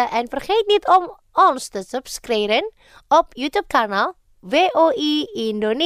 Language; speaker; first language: Dutch; non-native, fluent; Indonesian